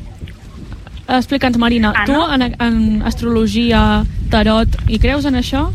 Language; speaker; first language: Catalan; native; Catalan